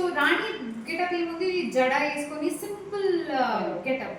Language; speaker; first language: Telugu; non-native, local second language; Kannada